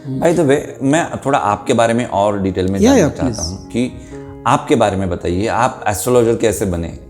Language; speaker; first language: Hindi; non-native, local second language; Marathi